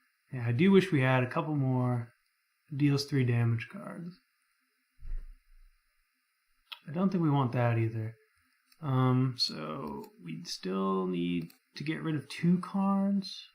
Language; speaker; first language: English; native; English